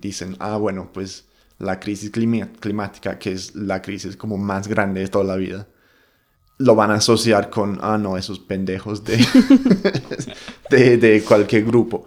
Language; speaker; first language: Spanish; non-native, fluent; English